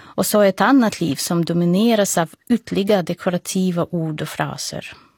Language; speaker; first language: Swedish; non-native, fluent; Russian